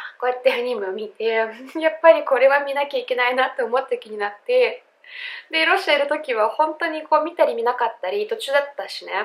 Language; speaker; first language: Japanese; non-native, fluent; Russian